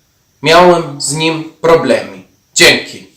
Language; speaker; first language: Polish; non-native, fluent; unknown